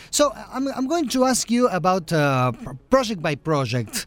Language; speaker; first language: English; non-native, fluent; Spanish